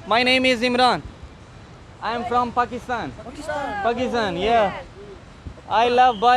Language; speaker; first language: English; non-native, learner; Urdu